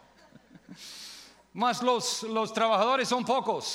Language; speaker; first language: English; native; English